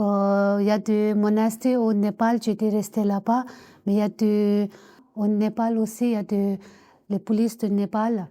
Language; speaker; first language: French; non-native, learner; Tibetan